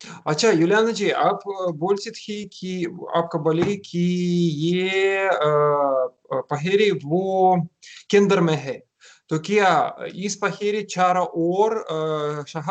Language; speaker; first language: Hindi; non-native, learner; Russian